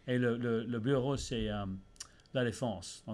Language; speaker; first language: French; early bilingual, heritage; English